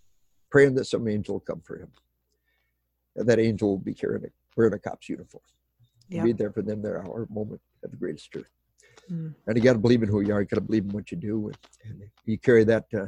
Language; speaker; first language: English; native; English